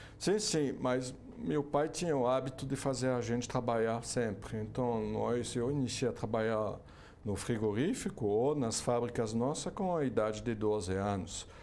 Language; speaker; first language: Portuguese; non-native, fluent; French